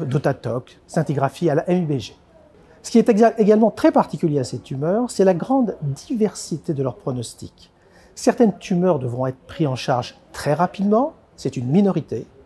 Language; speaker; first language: French; native; French